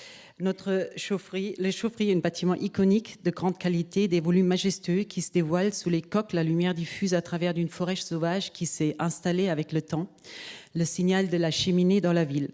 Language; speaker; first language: French; native; French